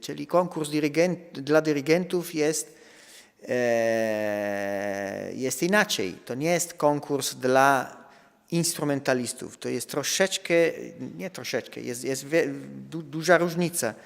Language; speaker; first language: Polish; non-native, fluent; Italian